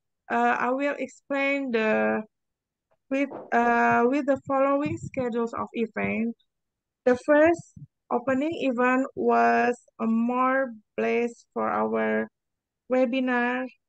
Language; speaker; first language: English; non-native, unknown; Indonesian